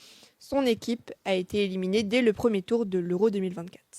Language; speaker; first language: French; native; French